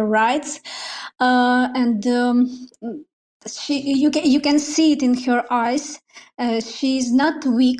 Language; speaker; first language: English; non-native, fluent; Romanian